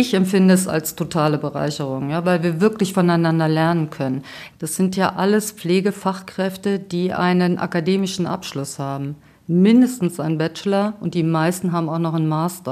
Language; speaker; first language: German; native; German